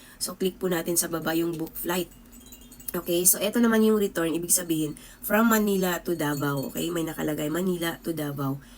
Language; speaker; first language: Filipino; non-native, local second language; Cebuano